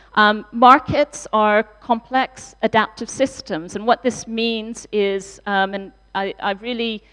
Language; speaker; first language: English; native; English